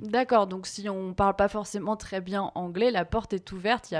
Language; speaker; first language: French; native; French